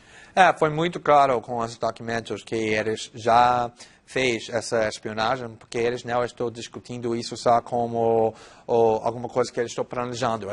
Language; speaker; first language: Portuguese; non-native, fluent; English